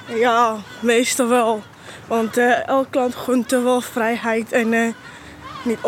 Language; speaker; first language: Dutch; non-native, fluent; Somali